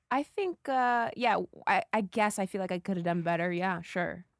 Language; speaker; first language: English; native; English